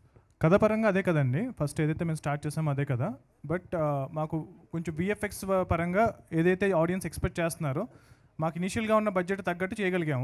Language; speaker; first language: Telugu; native; Telugu